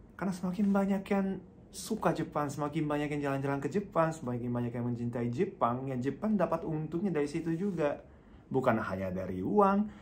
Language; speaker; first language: Indonesian; non-native, fluent; Japanese